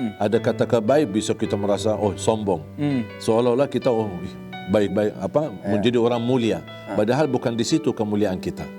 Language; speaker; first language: Indonesian; non-native, fluent; Arabic